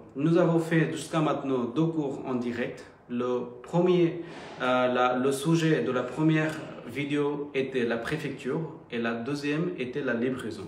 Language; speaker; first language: French; non-native, fluent; Bangla